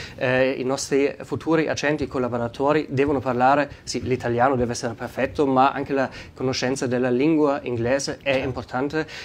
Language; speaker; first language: Italian; non-native, fluent; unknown